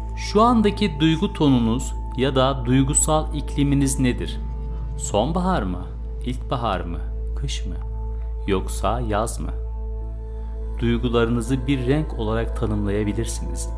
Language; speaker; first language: Turkish; native; Turkish